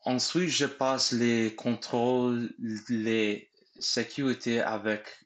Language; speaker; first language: French; non-native, learner; English